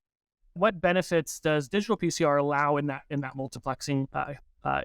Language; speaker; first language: English; native; English